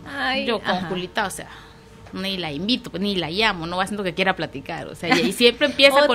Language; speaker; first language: Spanish; native; Spanish